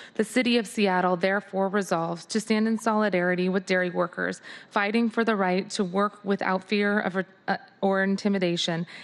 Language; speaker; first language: English; native; English